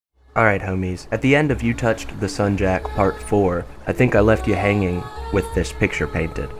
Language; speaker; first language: English; native; English